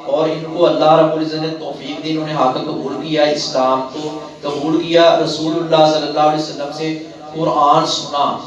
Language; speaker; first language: Urdu; non-native, local second language; Punjabi